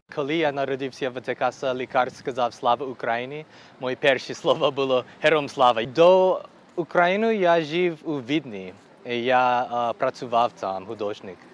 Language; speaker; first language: Ukrainian; non-native, learner; English